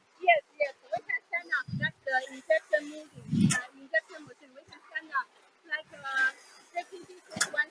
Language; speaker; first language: English; non-native, fluent; Chinese